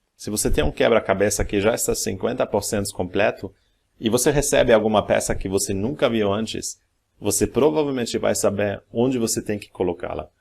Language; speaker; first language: Portuguese; non-native, fluent; German